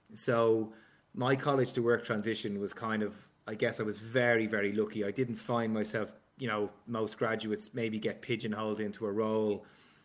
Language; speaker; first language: English; native; English